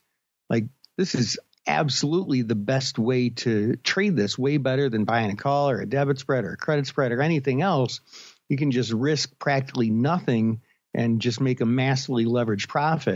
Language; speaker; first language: English; native; English